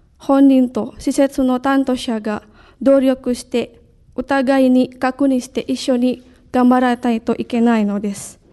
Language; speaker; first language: Japanese; non-native, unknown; Indonesian